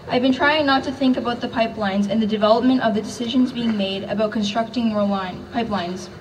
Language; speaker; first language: English; native; English